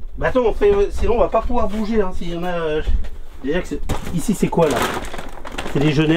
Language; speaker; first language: French; native; French